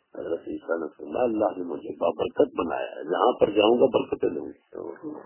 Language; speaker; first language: Urdu; non-native, local second language; Punjabi